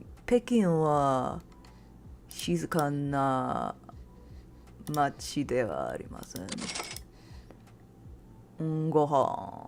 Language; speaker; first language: Japanese; non-native, learner; English